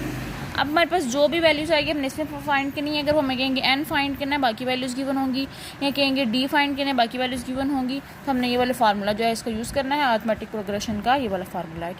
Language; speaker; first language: Hindi; non-native, local second language; Punjabi